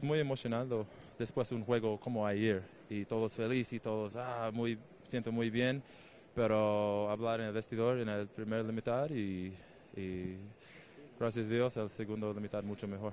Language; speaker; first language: Spanish; non-native, learner; English